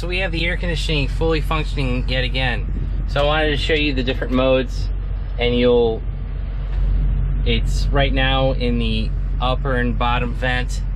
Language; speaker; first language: English; native; English